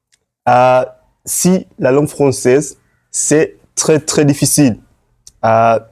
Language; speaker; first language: French; non-native, learner; Swahili